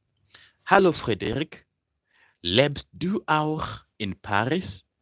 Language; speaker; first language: German; non-native, fluent; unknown